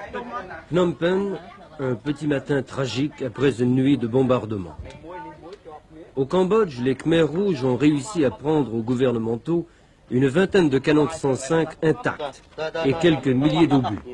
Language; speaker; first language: French; native; French